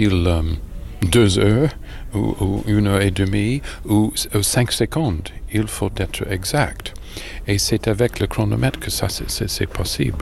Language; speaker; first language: French; non-native, fluent; English